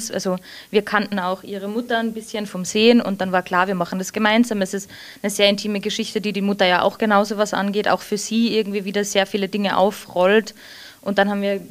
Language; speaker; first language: German; early bilingual, heritage; English